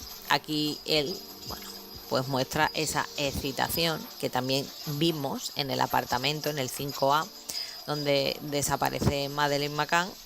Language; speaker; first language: Spanish; native; Spanish